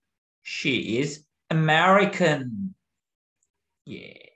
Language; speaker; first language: English; non-native, fluent; Turkish